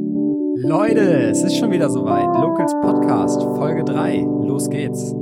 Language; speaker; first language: German; native; German